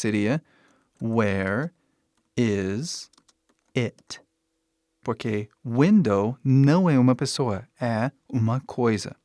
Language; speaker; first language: Portuguese; non-native, fluent; English